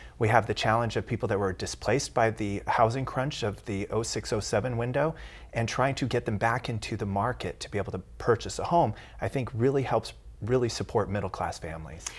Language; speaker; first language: English; native; English